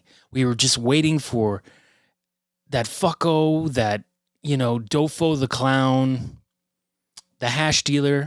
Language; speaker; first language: English; native; English